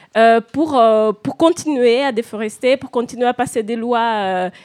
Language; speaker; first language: French; non-native, fluent; Portuguese